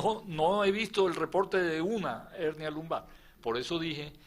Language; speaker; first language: Spanish; native; Spanish